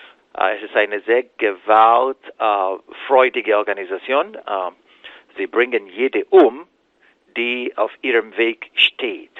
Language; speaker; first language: German; non-native, fluent; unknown